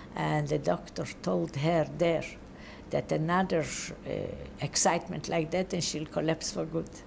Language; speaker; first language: English; non-native, fluent; Polish